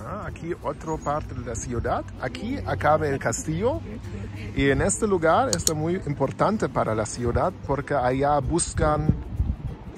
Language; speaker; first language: Spanish; non-native, learner; German